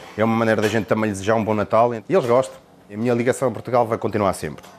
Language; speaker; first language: Portuguese; native; Portuguese